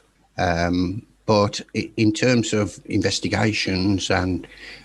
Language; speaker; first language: English; native; English